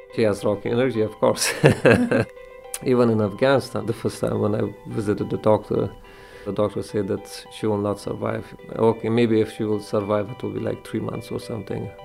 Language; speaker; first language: English; non-native, fluent; Persian